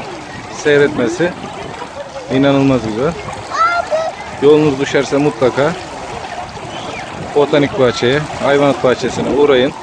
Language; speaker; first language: Turkish; native; Turkish